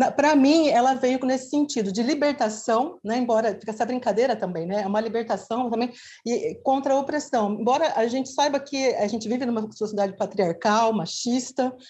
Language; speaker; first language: Portuguese; native; Portuguese